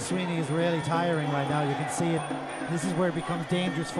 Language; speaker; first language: English; native; English